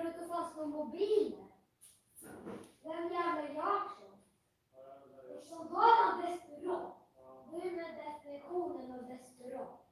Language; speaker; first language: Swedish; early bilingual, other home language; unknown